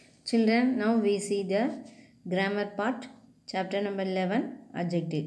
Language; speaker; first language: English; non-native, local second language; Tamil